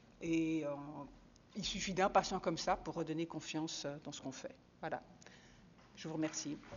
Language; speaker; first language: French; native; French